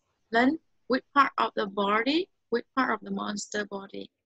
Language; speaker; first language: English; non-native, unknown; Vietnamese